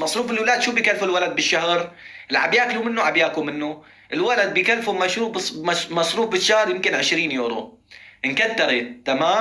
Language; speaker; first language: Arabic; native; Arabic